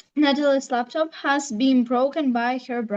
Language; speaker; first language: English; non-native, learner; Russian